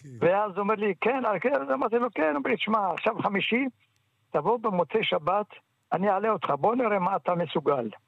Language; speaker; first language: Hebrew; early bilingual, other home language; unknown